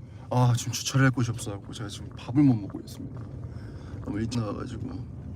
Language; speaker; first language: Korean; native; Korean